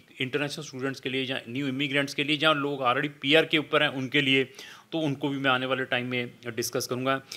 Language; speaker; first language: Hindi; non-native, local second language; Punjabi